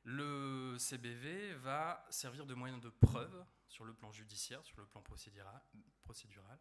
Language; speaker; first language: French; native; French